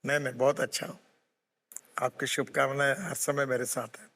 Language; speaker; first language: Hindi; non-native, local second language; Marathi